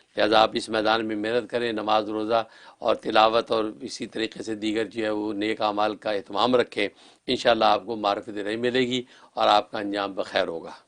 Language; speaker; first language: Urdu; native; Urdu